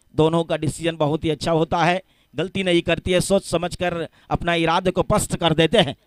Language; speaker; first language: Hindi; non-native, local second language; Marathi